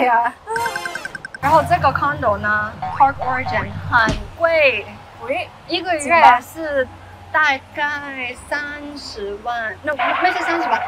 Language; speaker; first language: Chinese; early bilingual, heritage; Cantonese